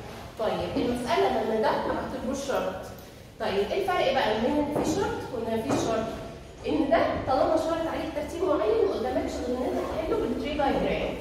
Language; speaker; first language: Arabic; native; Arabic